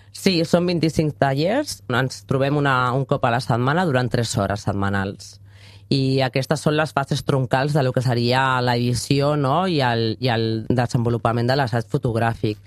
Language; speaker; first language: Catalan; non-native, fluent; Spanish